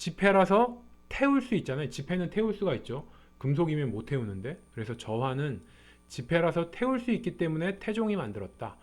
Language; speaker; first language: Korean; native; Korean